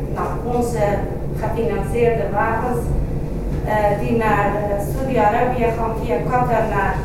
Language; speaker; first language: Dutch; non-native, fluent; Kurdish